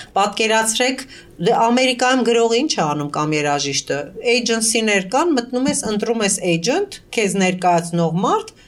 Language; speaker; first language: Armenian; early bilingual, heritage; Armenian